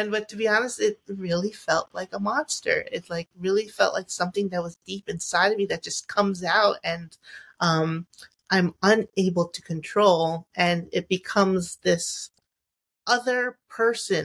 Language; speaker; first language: English; native; English